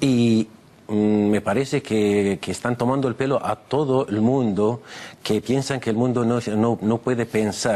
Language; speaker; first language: Spanish; non-native, fluent; Arabic